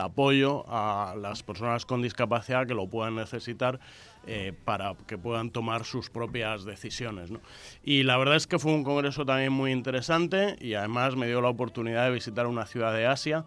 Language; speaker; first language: Spanish; native; Spanish